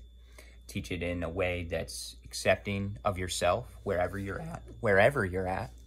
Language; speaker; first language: English; native; English